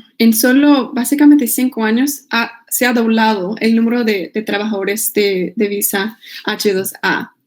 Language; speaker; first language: Spanish; non-native, fluent; English